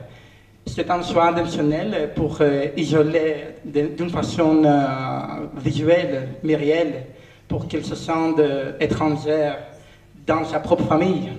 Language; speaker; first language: French; non-native, learner; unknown